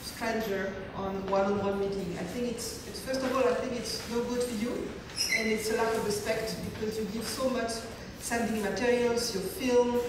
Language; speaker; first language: English; non-native, fluent; French